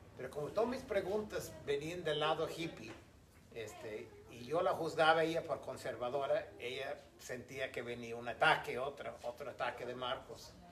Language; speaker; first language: Spanish; non-native, fluent; English